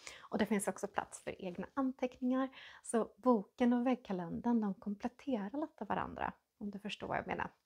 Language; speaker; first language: Swedish; native; Swedish